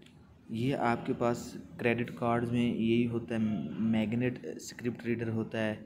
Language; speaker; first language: Hindi; non-native, local second language; Punjabi